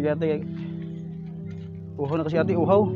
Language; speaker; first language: Filipino; non-native, local second language; Cebuano